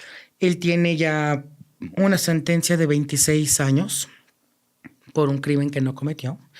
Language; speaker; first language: Spanish; native; Spanish